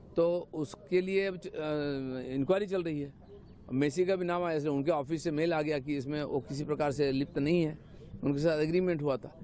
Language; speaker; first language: Hindi; non-native, local second language; Bangla